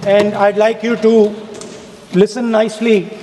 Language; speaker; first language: English; non-native, local second language; Hindi